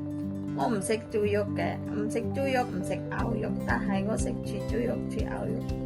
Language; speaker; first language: Cantonese; non-native, learner; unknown